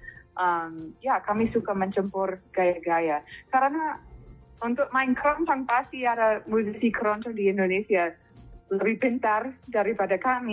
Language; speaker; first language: Indonesian; non-native, fluent; English